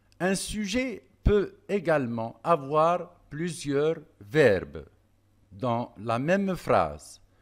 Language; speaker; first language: French; non-native, local second language; Arabic